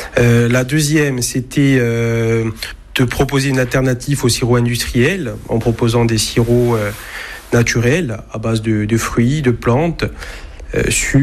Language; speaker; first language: French; native; French